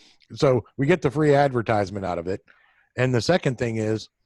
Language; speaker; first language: English; native; English